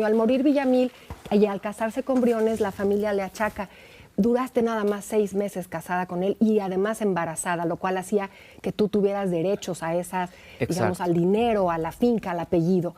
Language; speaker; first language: Spanish; native; Spanish